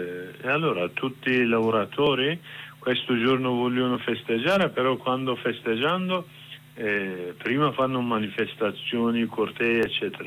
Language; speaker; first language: Italian; non-native, learner; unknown